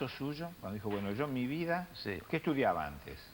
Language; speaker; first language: Spanish; native; Spanish